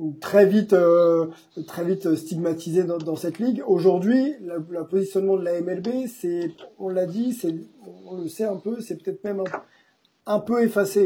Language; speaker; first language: French; native; French